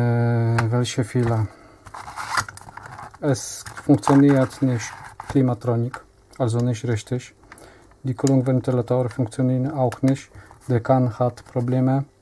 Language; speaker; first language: German; non-native, learner; Polish